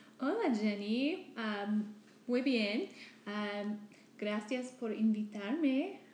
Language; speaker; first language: Spanish; non-native, learner; English